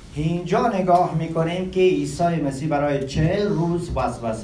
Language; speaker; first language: Persian; early bilingual, heritage; Persian